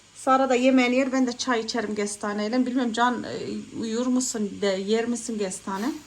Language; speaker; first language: Turkish; native; Turkish